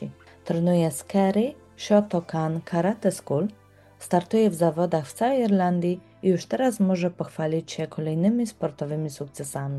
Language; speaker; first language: Polish; native; Polish